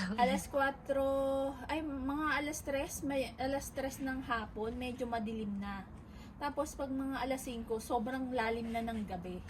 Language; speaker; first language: Filipino; native; Filipino